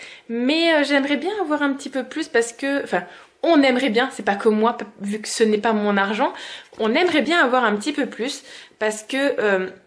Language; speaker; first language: French; native; French